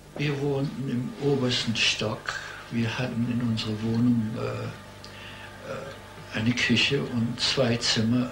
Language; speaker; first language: German; early bilingual, heritage; German